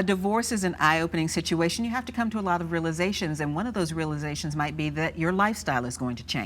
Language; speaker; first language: English; native; English